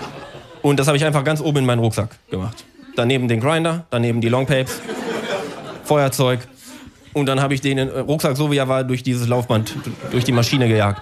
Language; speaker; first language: German; native; German